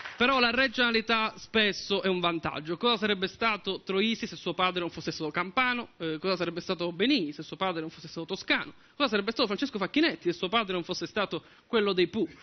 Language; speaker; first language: Italian; native; Italian